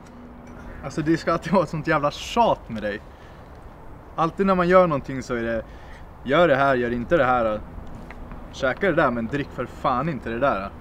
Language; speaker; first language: Swedish; native; Swedish